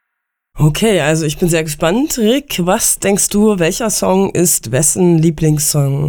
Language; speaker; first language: German; native; German